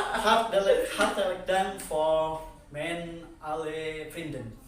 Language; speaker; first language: Dutch; non-native, learner; Indonesian